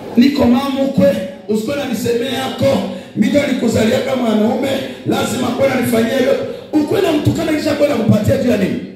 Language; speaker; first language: Swahili; non-native, local second language; Nande